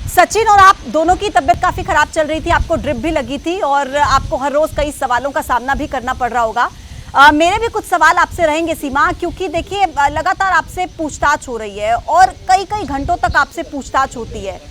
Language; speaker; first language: Hindi; native; Hindi